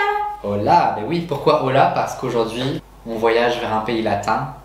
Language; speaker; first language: French; native; French